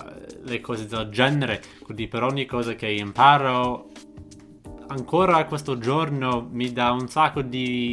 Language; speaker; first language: Italian; non-native, fluent; English